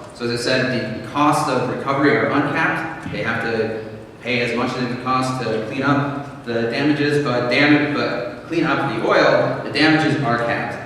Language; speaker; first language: English; native; English